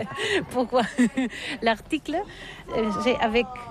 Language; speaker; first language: French; non-native, learner; Catalan